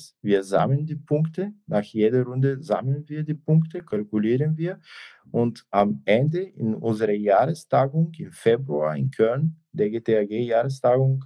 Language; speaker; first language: German; non-native, fluent; Bulgarian